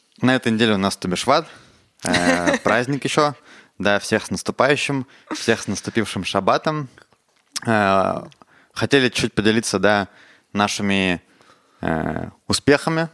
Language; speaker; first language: Russian; native; Russian